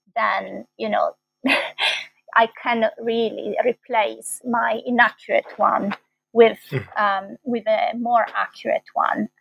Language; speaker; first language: English; non-native, fluent; Italian